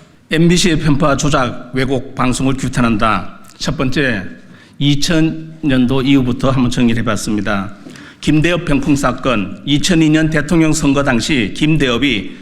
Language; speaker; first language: Korean; native; Korean